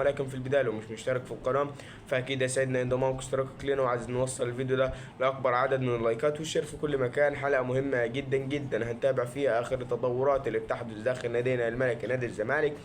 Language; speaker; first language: Arabic; native; Arabic